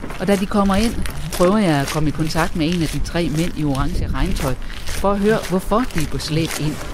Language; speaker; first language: Danish; native; Danish